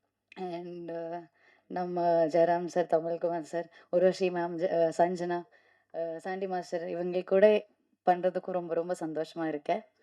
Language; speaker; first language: Tamil; non-native, learner; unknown